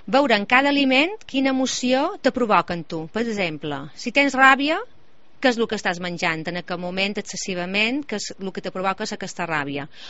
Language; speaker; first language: Catalan; native; Catalan